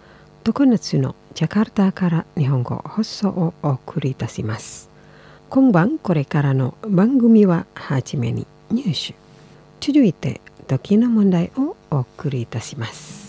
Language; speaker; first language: Japanese; non-native, fluent; Indonesian